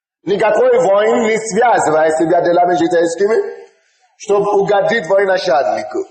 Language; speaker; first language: Russian; non-native, fluent; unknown